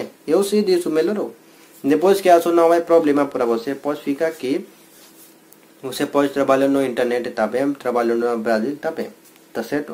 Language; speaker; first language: Portuguese; non-native, learner; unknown